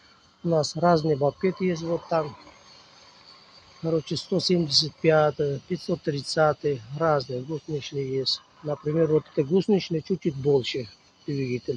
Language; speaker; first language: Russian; non-native, local second language; Uzbek